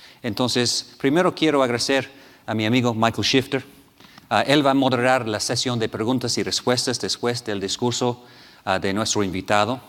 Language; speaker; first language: Spanish; non-native, fluent; English